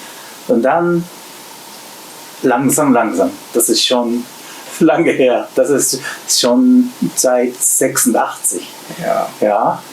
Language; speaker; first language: German; non-native, learner; Japanese